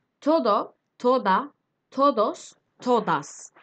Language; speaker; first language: Spanish; non-native, fluent; Turkish